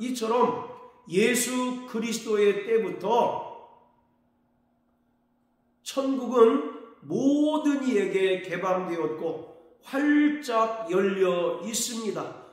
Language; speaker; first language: Korean; native; Korean